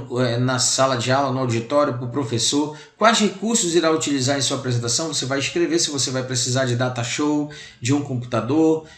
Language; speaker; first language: Portuguese; native; Portuguese